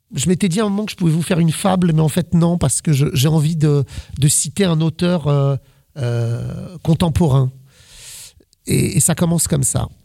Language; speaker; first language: French; native; French